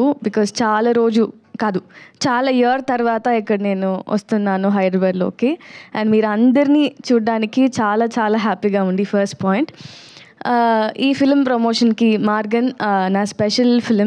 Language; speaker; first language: Telugu; non-native, learner; Tamil